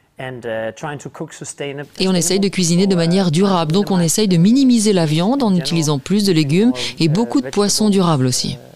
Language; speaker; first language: French; non-native, fluent; Danish